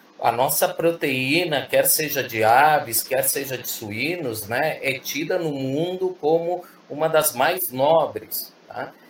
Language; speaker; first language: Portuguese; early bilingual, other home language; Spanish